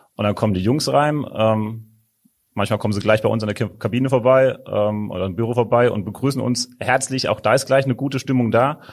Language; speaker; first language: German; native; German